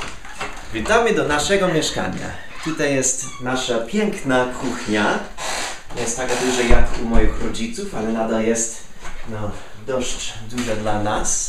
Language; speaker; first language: Polish; non-native, learner; English